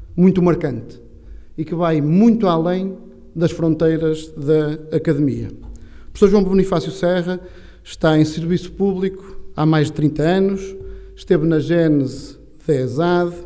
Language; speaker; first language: Portuguese; native; Portuguese